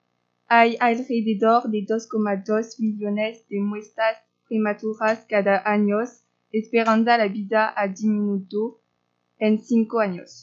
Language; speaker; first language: Spanish; non-native, learner; French